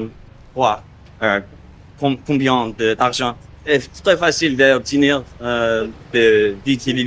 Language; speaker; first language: French; non-native, learner; English